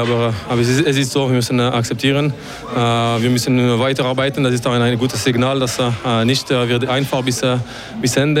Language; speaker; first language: German; non-native, local second language; French